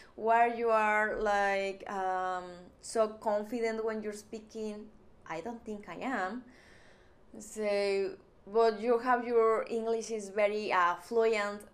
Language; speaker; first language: English; non-native, fluent; Spanish